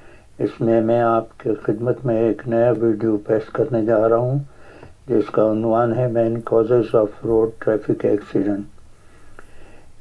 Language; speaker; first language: Urdu; native; Urdu